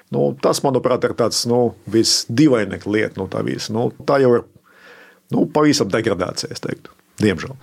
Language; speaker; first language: Latvian; non-native, local second language; Russian